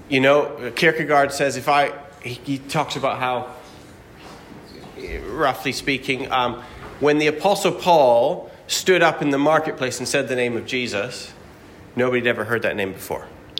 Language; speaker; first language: English; native; English